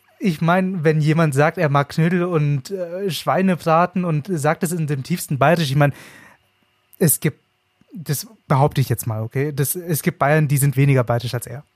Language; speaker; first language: German; early bilingual, other home language; Vietnamese